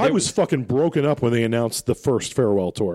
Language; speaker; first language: English; native; English